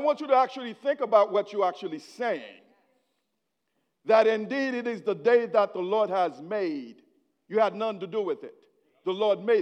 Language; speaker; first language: English; non-native, fluent; Haitian Creole